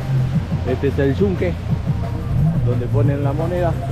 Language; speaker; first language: Spanish; native; Spanish